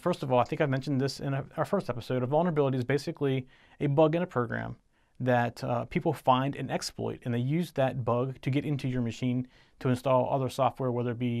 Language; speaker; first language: English; native; English